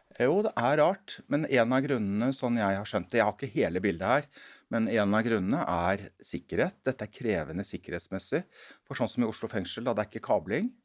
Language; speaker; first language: Norwegian; native; Norwegian